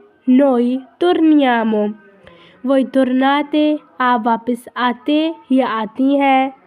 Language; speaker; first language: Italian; non-native, fluent; Urdu